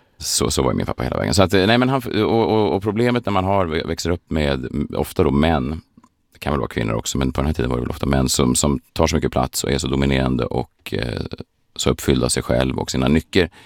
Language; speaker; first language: Swedish; native; Swedish